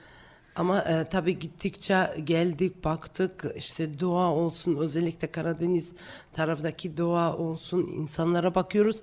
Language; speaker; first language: Turkish; non-native, fluent; Georgian